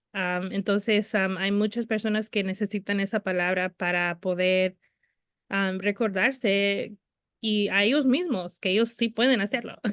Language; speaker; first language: Spanish; early bilingual, heritage; Spanish